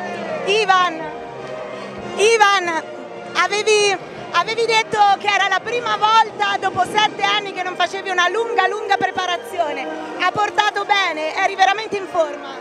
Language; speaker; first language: Italian; native; Italian